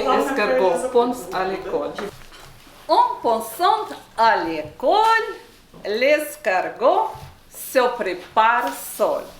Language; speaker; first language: French; non-native, learner; Ukrainian